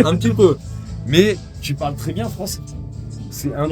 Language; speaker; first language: French; native; French